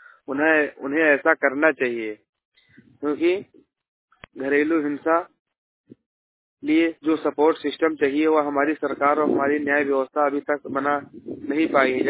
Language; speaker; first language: Hindi; native; Hindi